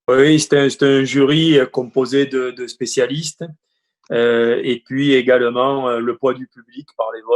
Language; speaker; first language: French; native; French